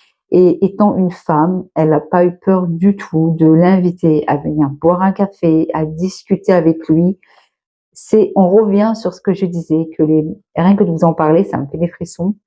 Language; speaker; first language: French; native; French